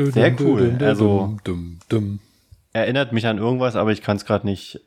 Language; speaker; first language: German; native; German